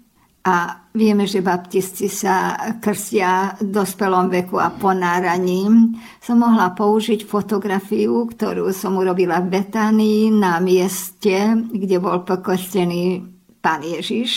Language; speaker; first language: Slovak; early bilingual, heritage; Slovak